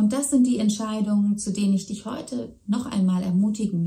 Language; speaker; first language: German; native; German